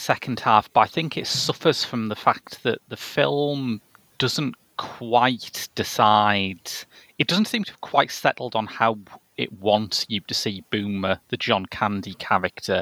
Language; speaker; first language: English; native; English